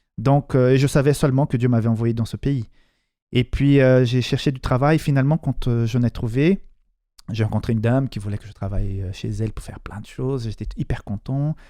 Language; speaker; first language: French; non-native, fluent; Portuguese